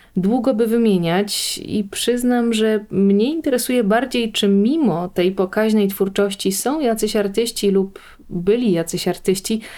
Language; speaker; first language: Polish; native; Polish